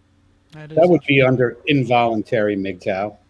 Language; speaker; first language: English; native; English